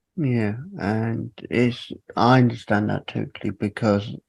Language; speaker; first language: English; native; English